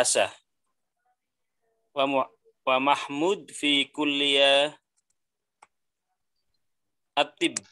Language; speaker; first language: Arabic; non-native, learner; Indonesian